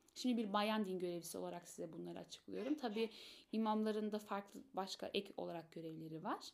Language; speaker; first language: Turkish; early bilingual, heritage; Turkish